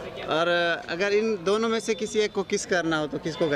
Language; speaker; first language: Hindi; non-native, fluent; Bangla